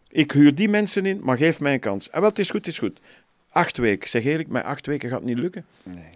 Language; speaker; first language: Dutch; native; Dutch